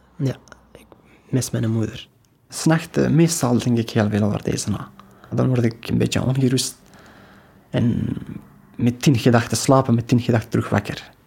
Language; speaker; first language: Dutch; non-native, learner; Persian